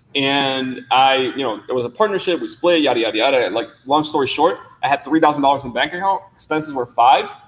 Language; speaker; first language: English; non-native, fluent; Spanish